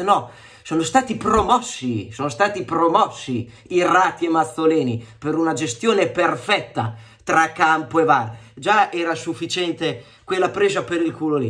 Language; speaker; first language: Italian; native; Italian